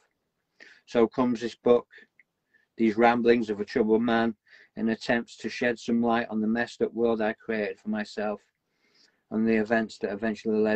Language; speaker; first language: English; native; English